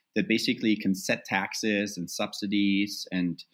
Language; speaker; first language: English; non-native, fluent; German